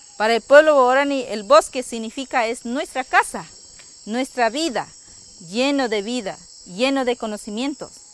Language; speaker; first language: Spanish; non-native, local second language; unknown